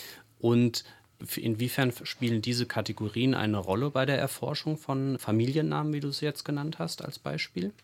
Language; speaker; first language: German; native; German